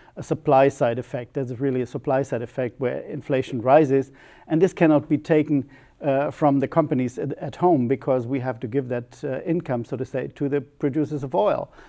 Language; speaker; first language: English; non-native, fluent; German